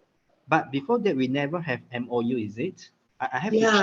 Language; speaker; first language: English; non-native, fluent; Malay